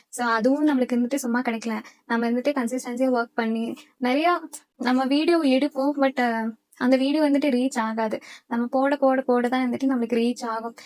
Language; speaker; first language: Tamil; non-native, local second language; Malayalam